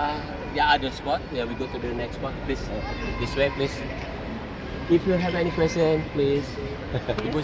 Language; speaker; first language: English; non-native, fluent; Indonesian